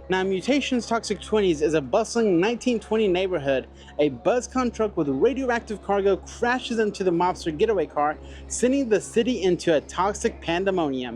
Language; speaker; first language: English; native; English